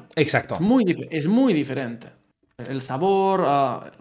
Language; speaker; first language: Spanish; native; Spanish